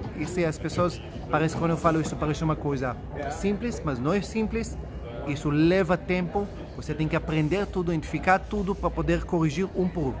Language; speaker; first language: Portuguese; non-native, fluent; Hebrew